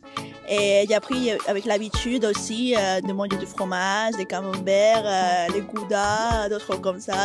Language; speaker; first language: French; non-native, fluent; Spanish